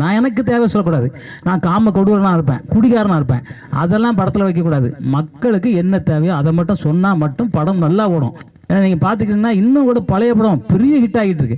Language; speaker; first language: Tamil; native; Tamil